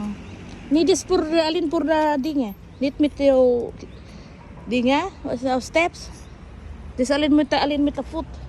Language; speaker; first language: Dutch; non-native, learner; Filipino